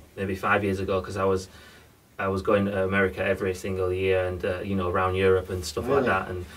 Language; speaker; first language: English; native; English